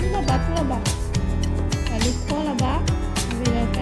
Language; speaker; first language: French; non-native, learner; Hmong